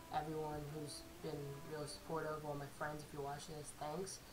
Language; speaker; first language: English; native; English